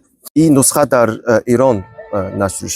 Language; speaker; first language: Persian; non-native, fluent; Chinese